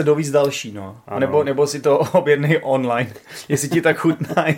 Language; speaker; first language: Czech; native; Czech